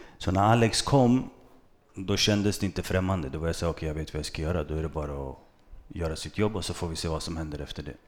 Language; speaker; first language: Swedish; early bilingual, other home language; Kurdish